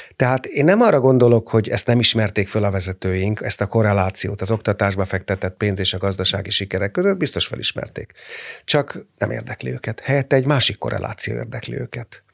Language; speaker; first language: Hungarian; native; Hungarian